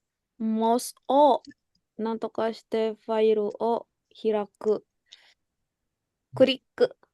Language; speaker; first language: Japanese; non-native, learner; Indonesian